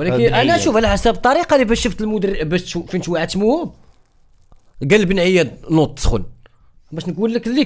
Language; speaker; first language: Arabic; native; Arabic